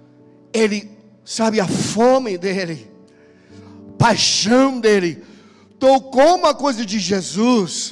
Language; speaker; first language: Portuguese; non-native, fluent; English